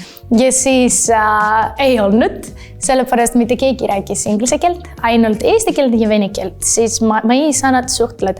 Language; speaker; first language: Estonian; non-native, learner; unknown